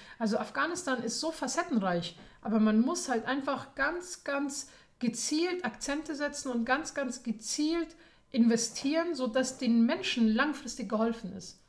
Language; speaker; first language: German; early bilingual, other home language; Persian